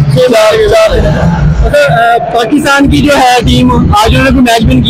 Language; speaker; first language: Urdu; non-native, local second language; Punjabi